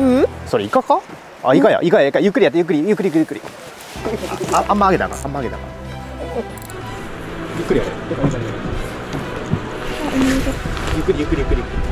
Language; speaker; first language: Japanese; native; Japanese